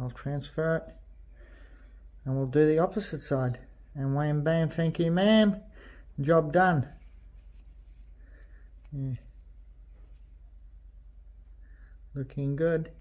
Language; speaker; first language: English; native; English